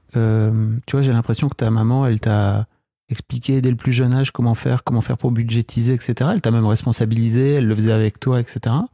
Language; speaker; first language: French; native; French